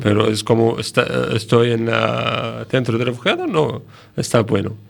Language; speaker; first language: Spanish; non-native, learner; Arabic